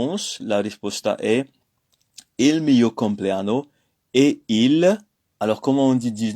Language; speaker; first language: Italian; non-native, fluent; French